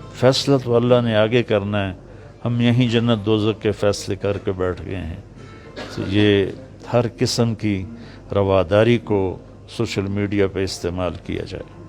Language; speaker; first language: Urdu; non-native, local second language; Punjabi